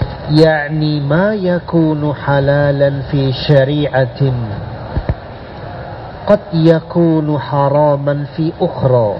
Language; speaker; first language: Arabic; non-native, fluent; Indonesian